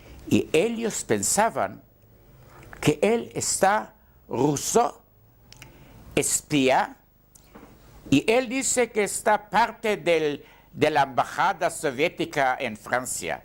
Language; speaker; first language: Spanish; non-native, learner; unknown